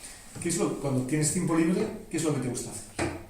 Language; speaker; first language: Spanish; native; Spanish